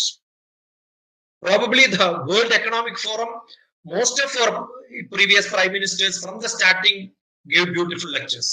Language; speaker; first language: English; non-native, local second language; Malayalam